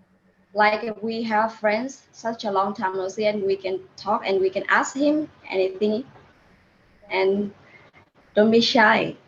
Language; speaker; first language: English; non-native, learner; Vietnamese